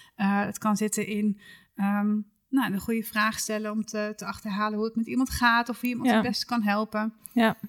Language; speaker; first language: Dutch; native; Dutch